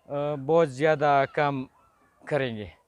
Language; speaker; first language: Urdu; non-native, local second language; Pashto